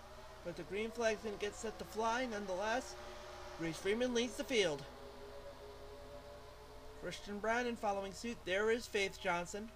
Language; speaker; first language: English; native; English